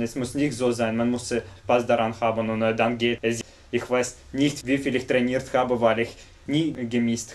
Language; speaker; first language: German; non-native, fluent; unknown